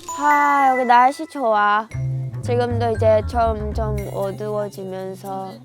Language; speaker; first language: Korean; non-native, fluent; Japanese